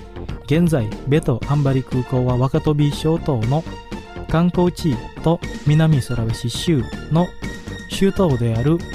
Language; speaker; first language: Japanese; non-native, fluent; Indonesian